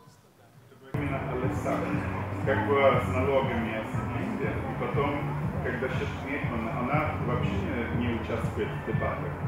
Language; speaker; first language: Russian; non-native, fluent; Swedish